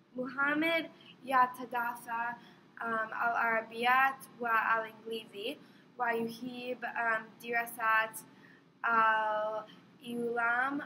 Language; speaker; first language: Arabic; non-native, learner; English